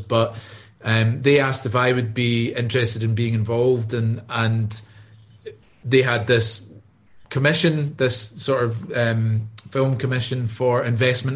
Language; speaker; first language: English; native; English